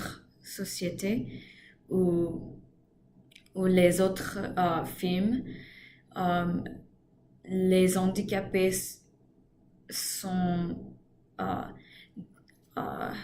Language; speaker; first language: French; non-native, learner; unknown